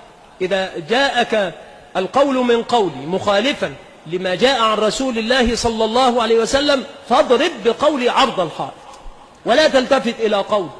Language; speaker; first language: Arabic; native; Arabic